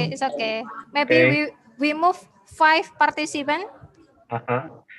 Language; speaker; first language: English; non-native, learner; Indonesian